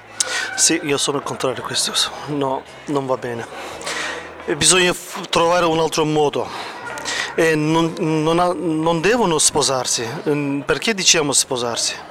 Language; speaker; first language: Italian; non-native, learner; Turkish